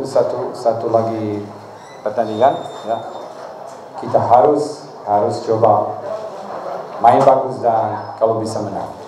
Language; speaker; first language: Indonesian; non-native, learner; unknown